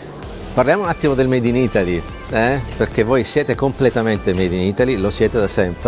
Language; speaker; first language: Italian; native; Italian